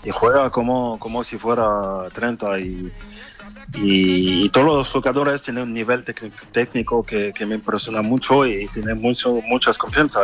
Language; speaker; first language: Spanish; non-native, fluent; French